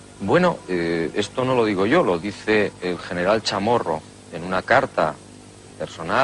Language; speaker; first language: Spanish; native; Spanish